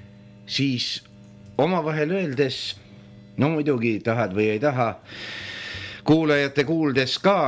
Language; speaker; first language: Estonian; native; Estonian